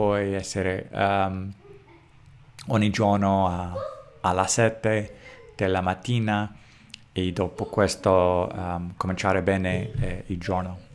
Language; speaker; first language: Italian; non-native, learner; English